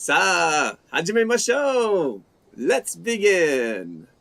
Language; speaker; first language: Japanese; non-native, fluent; English